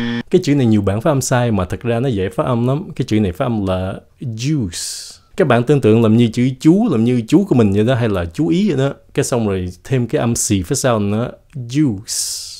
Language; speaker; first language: Vietnamese; early bilingual, heritage; Vietnamese